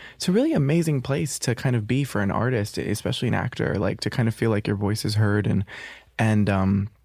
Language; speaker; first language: English; native; English